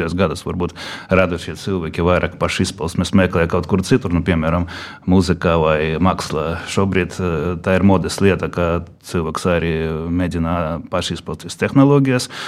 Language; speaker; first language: Latvian; non-native, local second language; Russian